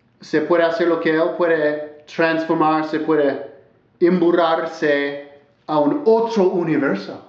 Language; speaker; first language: Spanish; non-native, learner; English